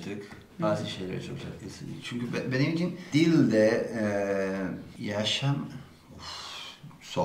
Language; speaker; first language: Turkish; non-native, learner; Spanish